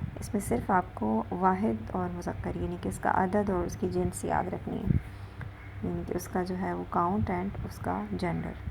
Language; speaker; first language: Urdu; native; Urdu